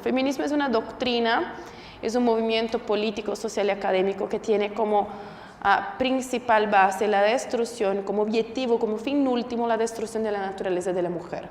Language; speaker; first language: Spanish; non-native, fluent; Portuguese